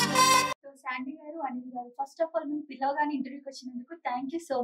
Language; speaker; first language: Telugu; native; Telugu